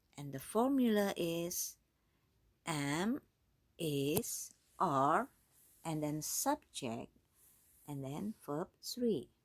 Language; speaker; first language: English; non-native, fluent; Indonesian